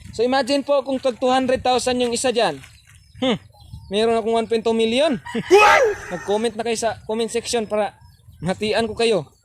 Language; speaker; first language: Filipino; non-native, local second language; Cebuano